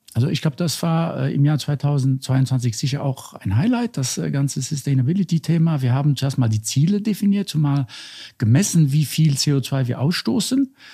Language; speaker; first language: German; non-native, local second language; Luxembourgish